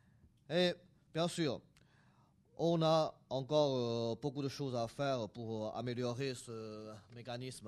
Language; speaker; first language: French; non-native, fluent; Chinese